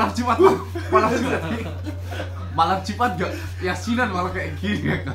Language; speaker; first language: Indonesian; non-native, local second language; Javanese